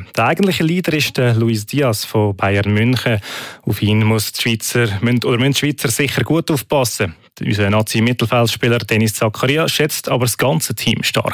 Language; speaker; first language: German; native; German